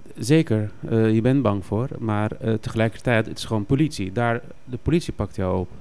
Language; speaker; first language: Dutch; non-native, fluent; Arabic